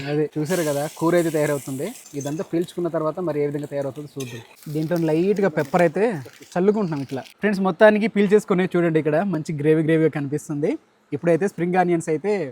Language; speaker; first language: Telugu; native; Telugu